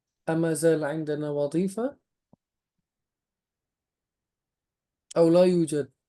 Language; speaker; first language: Arabic; non-native, fluent; Indonesian